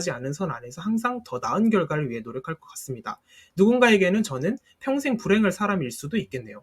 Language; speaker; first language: Korean; native; Korean